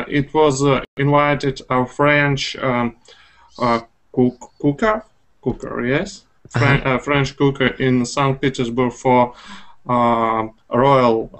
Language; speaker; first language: English; non-native, fluent; Russian